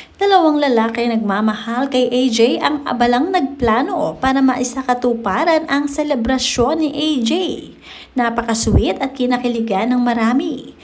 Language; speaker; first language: Filipino; native; Filipino